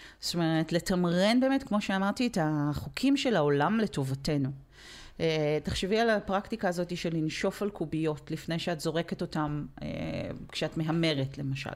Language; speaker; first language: Hebrew; native; Hebrew